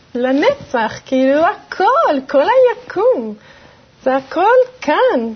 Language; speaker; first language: Hebrew; early bilingual, other home language; English